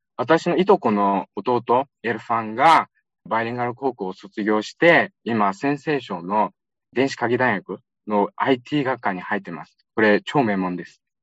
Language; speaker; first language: Japanese; non-native, fluent; Uyghur